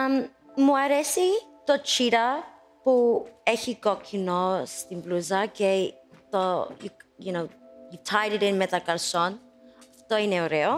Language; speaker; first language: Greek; early bilingual, heritage; English